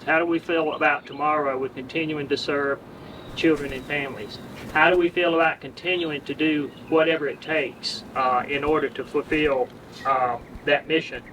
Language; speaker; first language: English; native; English